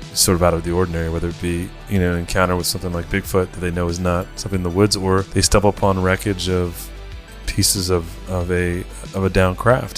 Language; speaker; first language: English; native; English